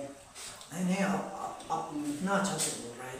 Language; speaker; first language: Hindi; non-native, local second language; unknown